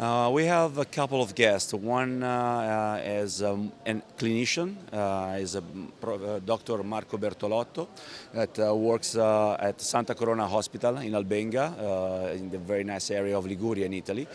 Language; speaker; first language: English; non-native, fluent; Italian